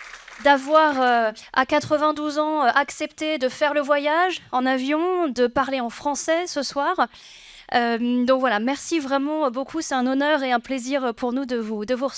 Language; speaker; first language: French; native; French